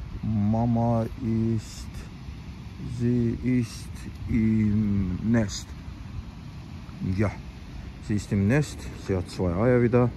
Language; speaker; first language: German; non-native, fluent; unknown